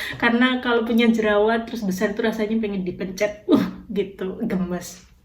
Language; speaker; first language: Indonesian; native; Indonesian